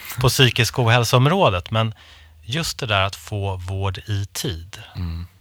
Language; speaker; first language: Swedish; native; Swedish